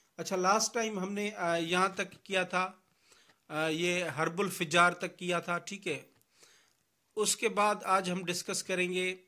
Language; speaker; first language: Urdu; non-native, local second language; Sindhi